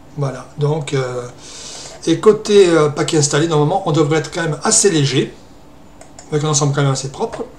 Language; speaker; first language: French; native; French